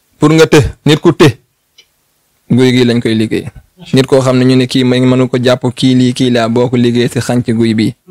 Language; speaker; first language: Wolof; non-native, local second language; Fula